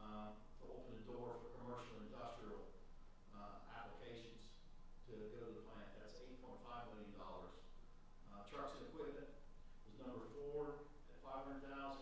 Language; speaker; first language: English; native; English